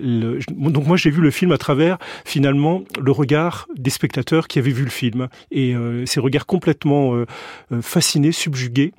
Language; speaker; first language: French; native; French